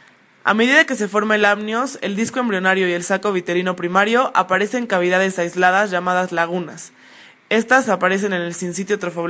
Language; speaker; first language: Spanish; native; Spanish